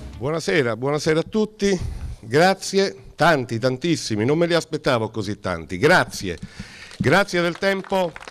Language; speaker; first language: Italian; native; Italian